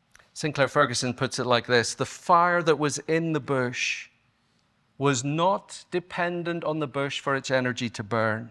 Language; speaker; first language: English; native; English